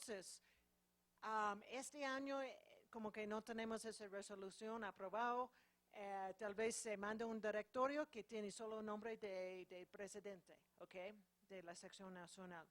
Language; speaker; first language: Spanish; non-native, fluent; English